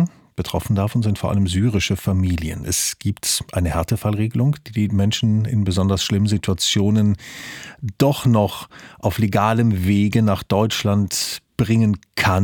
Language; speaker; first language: German; native; German